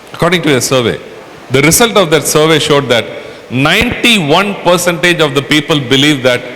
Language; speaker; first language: English; non-native, local second language; Tamil